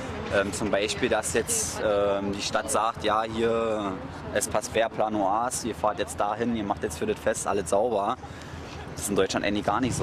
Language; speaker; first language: German; native; German